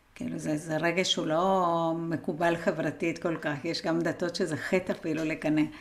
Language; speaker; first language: Hebrew; non-native, fluent; Spanish